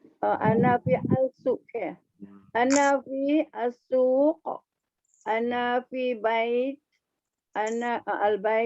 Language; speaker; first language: Arabic; non-native, learner; Malay